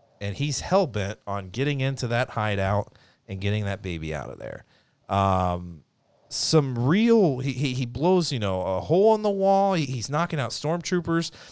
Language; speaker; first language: English; native; English